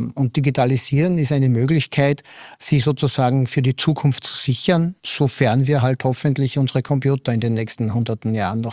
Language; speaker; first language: German; native; German